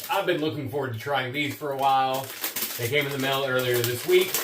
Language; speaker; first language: English; native; English